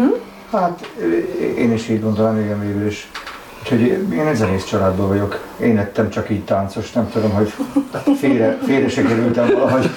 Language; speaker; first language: Hungarian; native; Hungarian